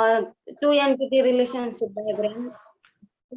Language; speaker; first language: English; non-native, learner; Marathi